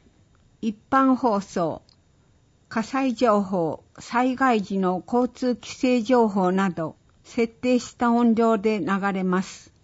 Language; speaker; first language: Japanese; native; Japanese